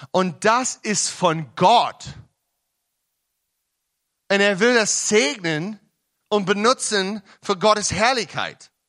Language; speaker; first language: German; non-native, learner; English